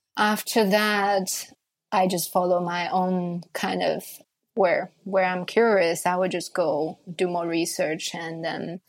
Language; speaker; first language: English; non-native, fluent; Chinese